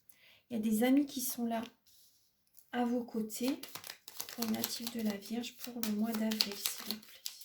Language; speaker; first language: French; native; French